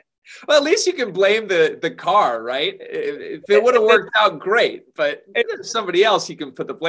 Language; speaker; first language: English; native; English